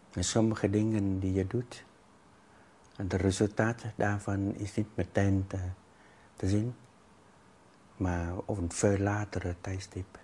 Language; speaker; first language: Dutch; non-native, fluent; Vietnamese